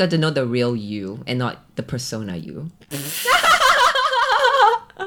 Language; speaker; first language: English; native; English